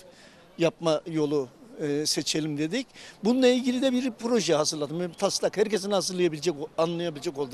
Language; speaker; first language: Turkish; native; Turkish